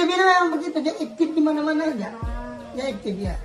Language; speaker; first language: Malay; non-native, local second language; Filipino